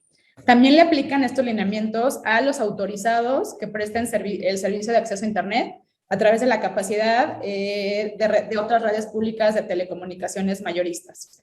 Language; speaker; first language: Spanish; native; Spanish